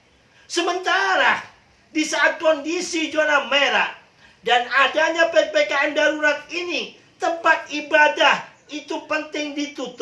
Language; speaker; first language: Indonesian; native; Indonesian